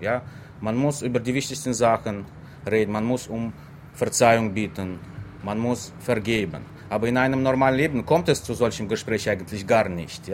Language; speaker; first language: German; non-native, fluent; Russian